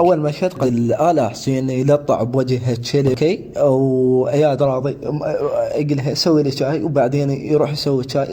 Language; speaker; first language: Arabic; native; Arabic